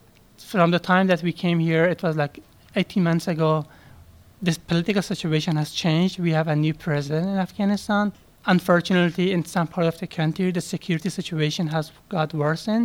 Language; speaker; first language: English; non-native, fluent; Persian